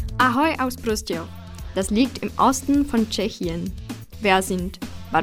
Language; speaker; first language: German; non-native, learner; Czech